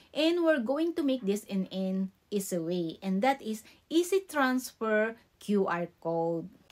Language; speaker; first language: English; non-native, local second language; Filipino